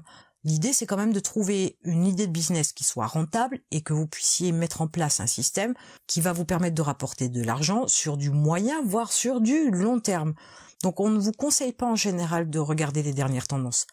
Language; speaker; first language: French; native; French